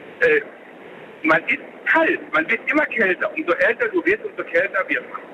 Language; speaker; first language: German; native; German